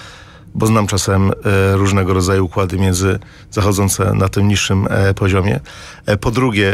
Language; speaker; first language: Polish; native; Polish